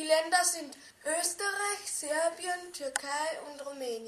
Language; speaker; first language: German; early bilingual, other home language; Serbian